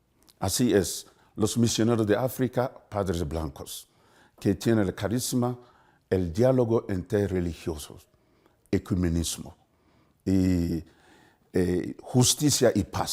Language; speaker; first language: Spanish; non-native, fluent; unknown